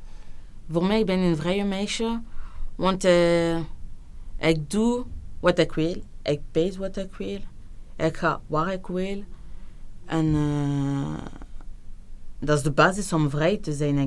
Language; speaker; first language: Dutch; non-native, local second language; French